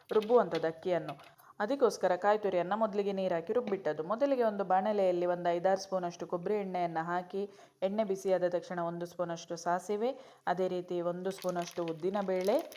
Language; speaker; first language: Kannada; non-native, local second language; Konkani